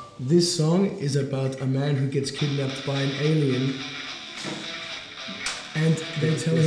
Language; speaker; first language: English; non-native, learner; Russian